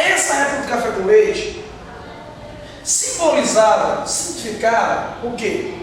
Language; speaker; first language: Portuguese; native; Portuguese